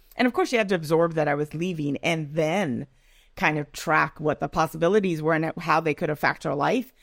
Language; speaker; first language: English; non-native, local second language; Yoruba